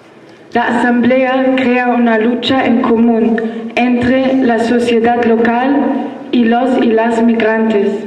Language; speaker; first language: Spanish; non-native, learner; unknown